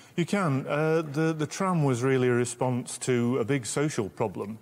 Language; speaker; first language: English; native; English